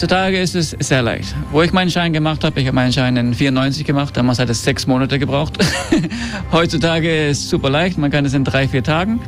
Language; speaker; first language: German; early bilingual, heritage; German